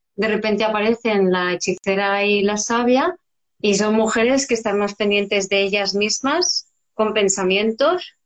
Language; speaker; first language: Spanish; native; Spanish